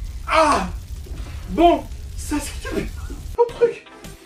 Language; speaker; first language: French; native; French